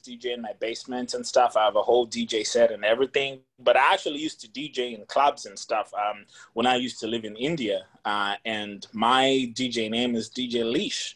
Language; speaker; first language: English; non-native, local second language; Shona